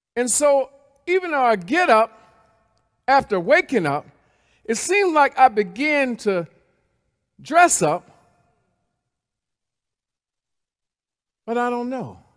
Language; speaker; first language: English; native; English